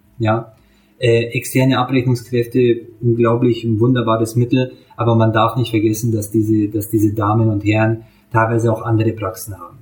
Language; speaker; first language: German; early bilingual, other home language; Hungarian